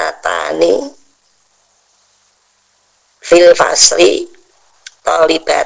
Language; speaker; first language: Arabic; non-native, learner; Indonesian